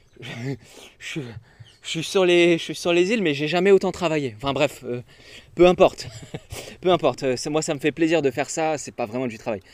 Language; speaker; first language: French; native; French